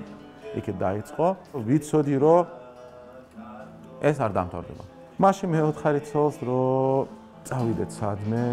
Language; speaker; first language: Georgian; non-native, learner; Arabic